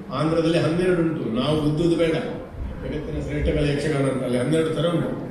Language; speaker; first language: Kannada; non-native, local second language; Konkani